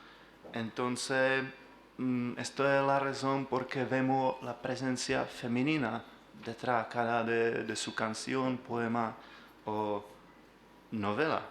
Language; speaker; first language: Spanish; non-native, learner; Czech